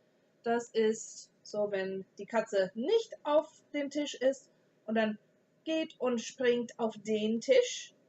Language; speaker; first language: German; non-native, fluent; English